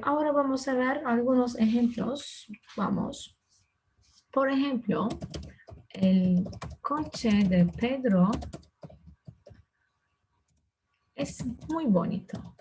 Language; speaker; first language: Spanish; non-native, fluent; Turkish